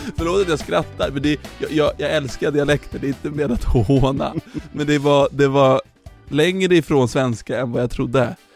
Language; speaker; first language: Swedish; native; Swedish